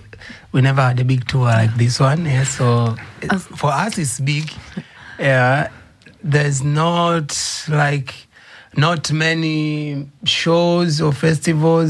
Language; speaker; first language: English; non-native, fluent; Swahili